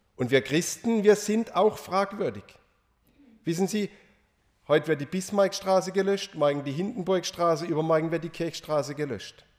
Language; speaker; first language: German; native; German